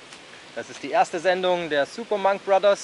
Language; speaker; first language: German; native; German